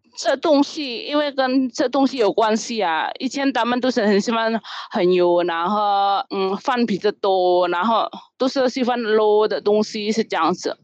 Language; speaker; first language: Chinese; non-native, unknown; Indonesian